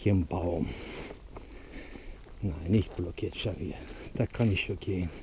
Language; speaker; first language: German; non-native, fluent; Turkish